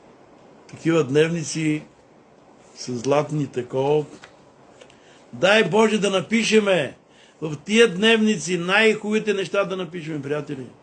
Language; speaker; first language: Bulgarian; non-native, local second language; Romany